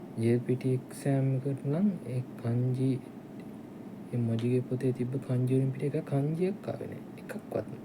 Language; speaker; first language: Sinhala; native; Sinhala